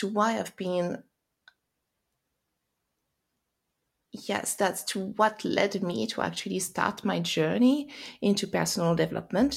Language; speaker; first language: English; non-native, fluent; French